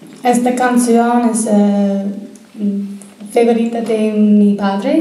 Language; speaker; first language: Spanish; non-native, learner; English